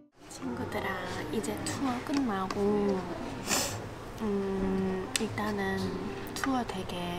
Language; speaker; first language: Korean; non-native, learner; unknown